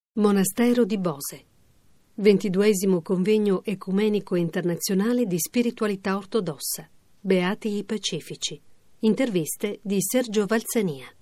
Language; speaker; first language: Italian; non-native, learner; Arabic